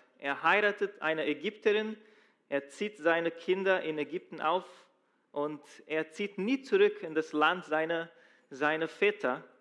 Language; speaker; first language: German; non-native, fluent; Portuguese